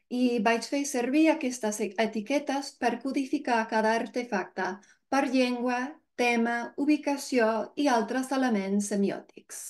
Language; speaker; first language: Catalan; non-native, fluent; English